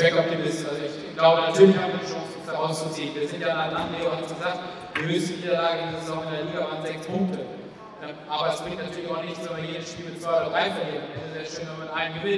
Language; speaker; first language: German; native; German